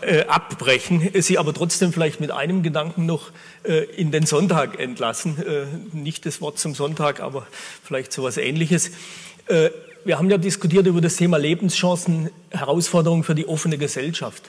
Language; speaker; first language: German; native; German